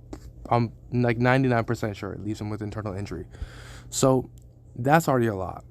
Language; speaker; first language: English; native; English